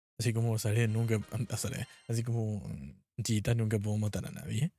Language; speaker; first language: Spanish; native; Spanish